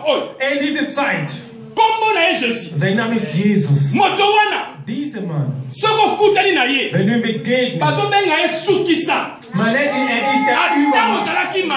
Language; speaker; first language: German; non-native, learner; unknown